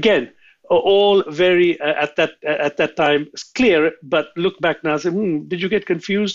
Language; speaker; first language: English; non-native, local second language; Sindhi